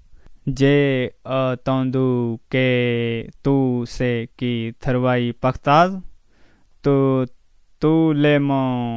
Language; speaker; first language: French; non-native, learner; Punjabi